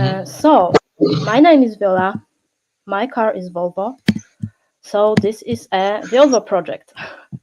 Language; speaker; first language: English; non-native, learner; Polish